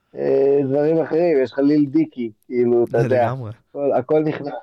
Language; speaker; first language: Hebrew; native; Hebrew